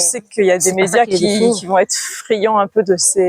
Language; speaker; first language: French; native; French